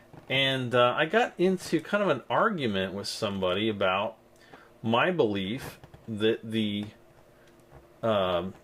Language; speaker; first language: English; native; English